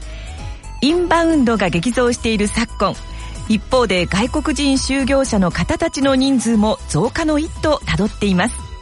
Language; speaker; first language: Japanese; native; Japanese